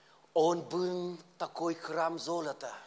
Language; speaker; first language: Russian; non-native, learner; Vietnamese